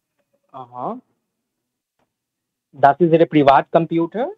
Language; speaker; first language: German; non-native, learner; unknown